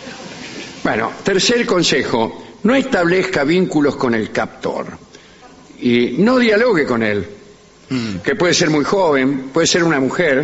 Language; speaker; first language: Spanish; native; Spanish